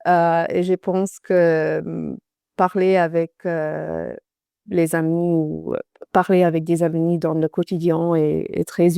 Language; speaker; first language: French; non-native, fluent; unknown